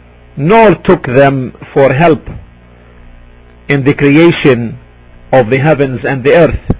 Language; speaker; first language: English; non-native, fluent; Arabic